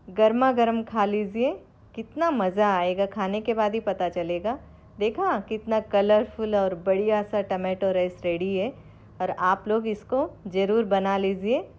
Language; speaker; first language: Hindi; non-native, local second language; Telugu